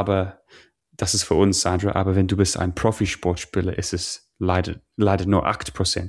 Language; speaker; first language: German; non-native, learner; English